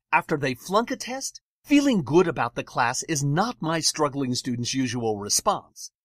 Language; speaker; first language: English; native; English